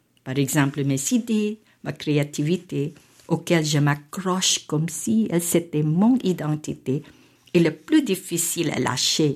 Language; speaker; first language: French; non-native, fluent; Filipino